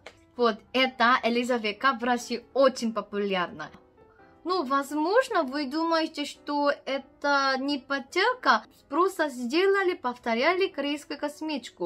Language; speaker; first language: Russian; non-native, learner; Korean